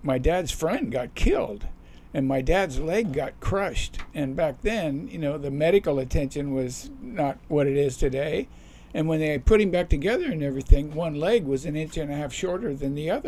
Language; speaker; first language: English; native; English